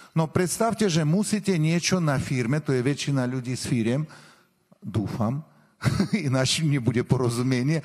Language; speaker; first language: Slovak; non-native, fluent; Armenian